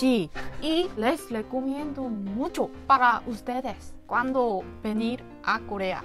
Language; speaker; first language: Spanish; non-native, learner; Korean